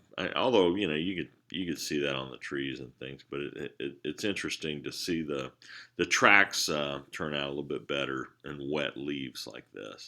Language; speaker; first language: English; native; English